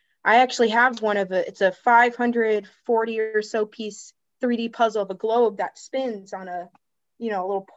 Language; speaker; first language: English; native; English